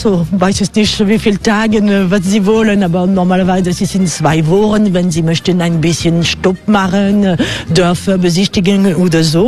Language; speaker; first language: German; non-native, fluent; French